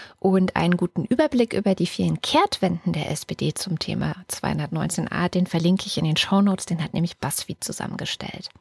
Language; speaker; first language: German; native; German